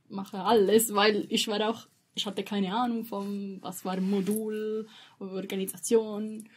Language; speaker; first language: German; non-native, learner; Italian